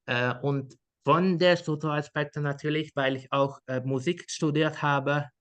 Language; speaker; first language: German; non-native, learner; Dutch